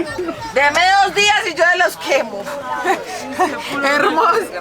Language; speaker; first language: Spanish; native; Spanish